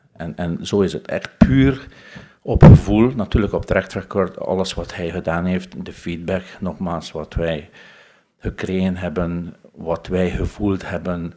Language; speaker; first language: Dutch; non-native, fluent; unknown